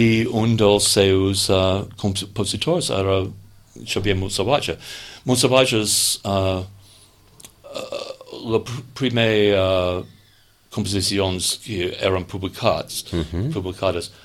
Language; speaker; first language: Catalan; non-native, learner; English